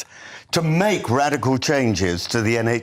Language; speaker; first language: English; native; English